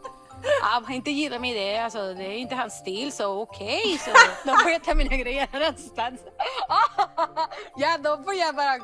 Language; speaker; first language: Swedish; non-native, learner; Spanish